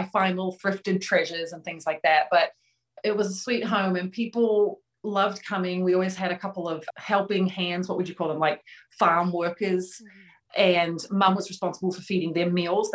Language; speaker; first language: English; native; English